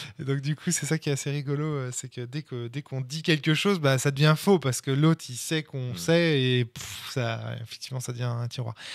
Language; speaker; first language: French; native; French